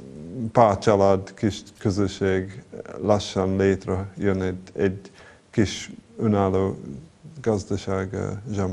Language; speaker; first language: Hungarian; non-native, fluent; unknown